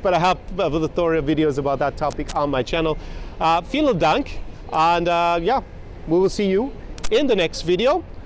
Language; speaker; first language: English; native; English